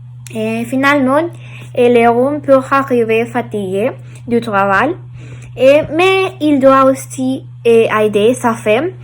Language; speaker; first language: French; non-native, learner; Spanish